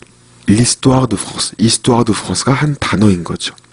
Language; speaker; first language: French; non-native, fluent; Korean